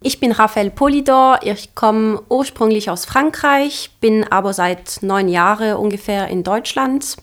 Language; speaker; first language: German; non-native, fluent; French